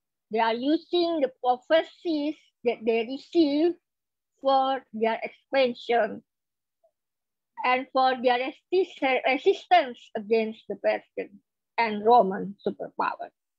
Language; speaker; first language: English; non-native, fluent; Indonesian